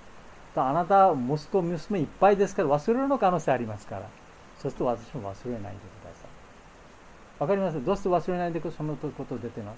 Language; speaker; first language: Japanese; non-native, fluent; Bangla